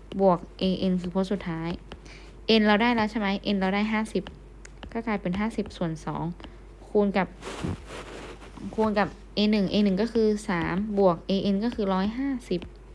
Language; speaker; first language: Thai; native; Thai